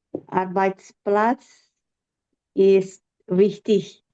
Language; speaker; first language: German; non-native, learner; Indonesian